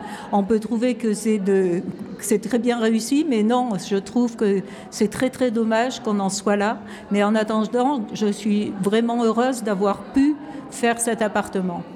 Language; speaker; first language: French; native; French